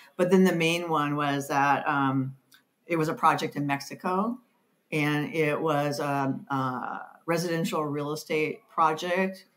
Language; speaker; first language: English; native; English